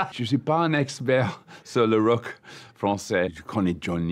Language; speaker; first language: French; non-native, learner; English